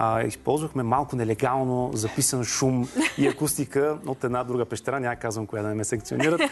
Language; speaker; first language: Bulgarian; native; Bulgarian